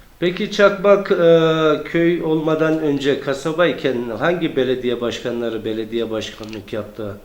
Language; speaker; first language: Turkish; native; Turkish